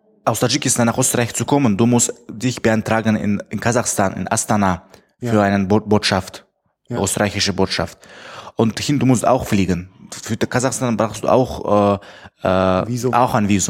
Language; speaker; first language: German; non-native, fluent; Tajik